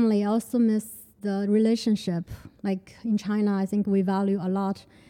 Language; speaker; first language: English; non-native, fluent; Chinese